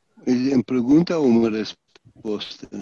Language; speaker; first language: Portuguese; non-native, fluent; Dutch